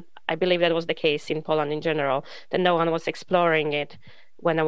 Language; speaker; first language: English; non-native, fluent; Polish